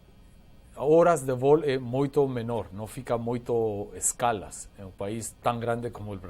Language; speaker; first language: Portuguese; non-native, learner; Spanish